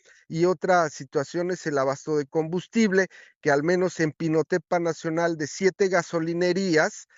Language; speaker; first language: Spanish; native; Spanish